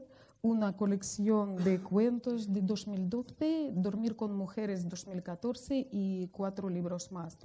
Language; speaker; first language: Spanish; non-native, fluent; Russian